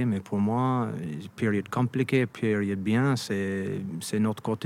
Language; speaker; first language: French; non-native, fluent; English